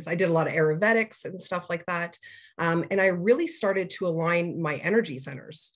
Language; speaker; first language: English; native; English